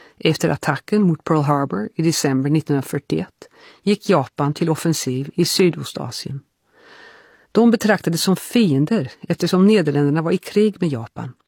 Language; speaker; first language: Swedish; early bilingual, heritage; Swedish